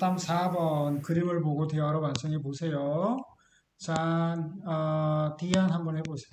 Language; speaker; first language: Korean; native; Korean